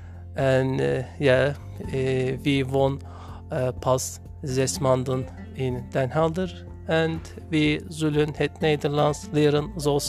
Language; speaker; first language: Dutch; non-native, learner; Turkish